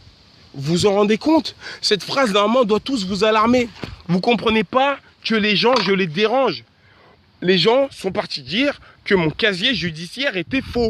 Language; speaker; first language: French; native; French